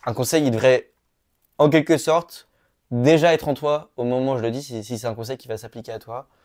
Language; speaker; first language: French; native; French